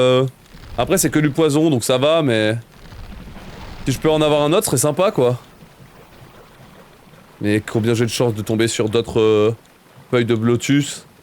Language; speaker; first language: French; native; French